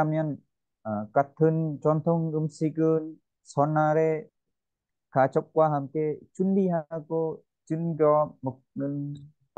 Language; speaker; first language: Korean; non-native, learner; Vietnamese